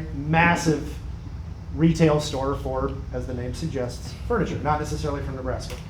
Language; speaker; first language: English; native; English